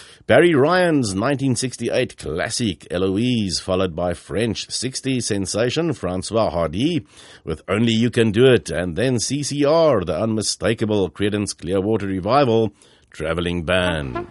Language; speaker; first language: English; early bilingual, other home language; Afrikaans